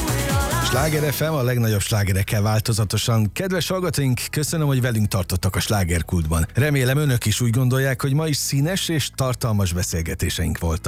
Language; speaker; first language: Hungarian; native; Hungarian